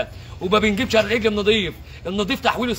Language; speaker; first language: Arabic; native; Arabic